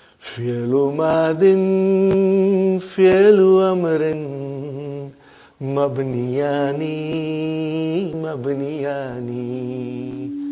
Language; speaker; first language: Arabic; non-native, fluent; Urdu